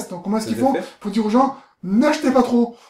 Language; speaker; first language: French; native; French